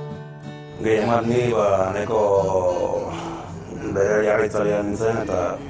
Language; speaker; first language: Basque; native; Basque